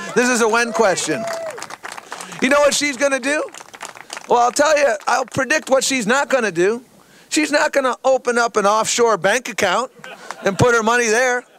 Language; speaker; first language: English; native; English